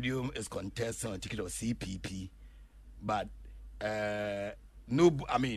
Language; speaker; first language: English; non-native, local second language; Akan